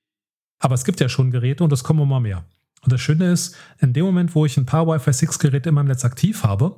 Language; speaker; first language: German; native; German